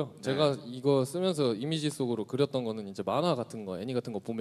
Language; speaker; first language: Korean; native; Korean